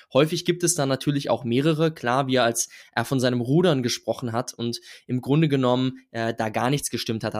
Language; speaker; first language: German; native; German